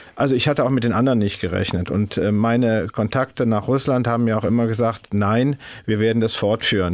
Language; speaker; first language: German; native; German